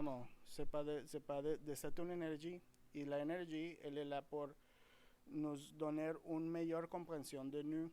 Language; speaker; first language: French; non-native, fluent; Spanish